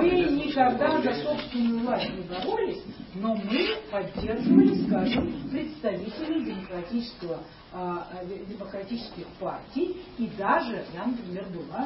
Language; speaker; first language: Russian; native; Russian